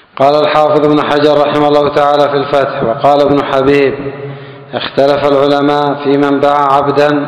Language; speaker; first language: Arabic; native; Arabic